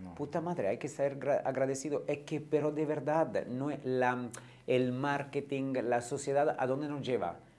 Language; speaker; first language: Spanish; non-native, fluent; Italian